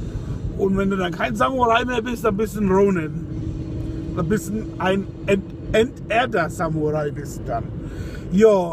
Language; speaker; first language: German; native; German